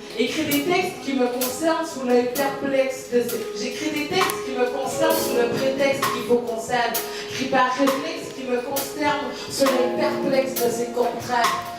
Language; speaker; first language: French; early bilingual, other home language; Haitian Creole